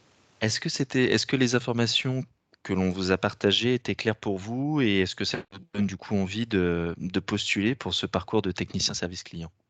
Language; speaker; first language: French; native; French